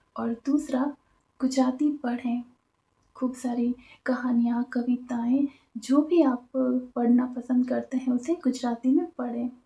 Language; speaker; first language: Hindi; native; Hindi